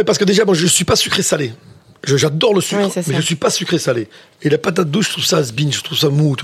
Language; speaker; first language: French; native; French